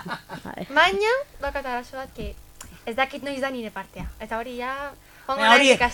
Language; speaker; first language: Basque; non-native, local second language; Spanish